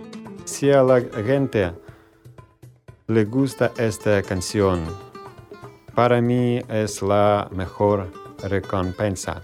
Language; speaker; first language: Spanish; non-native, learner; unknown